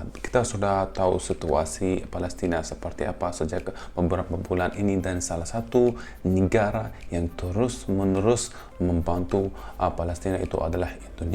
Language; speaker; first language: Indonesian; non-native, fluent; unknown